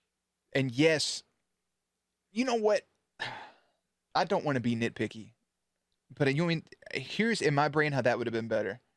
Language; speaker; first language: English; native; English